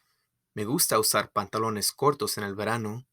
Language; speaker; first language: Spanish; non-native, fluent; English